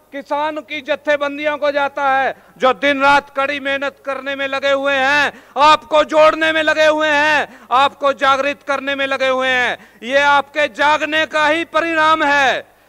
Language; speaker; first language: Hindi; native; Hindi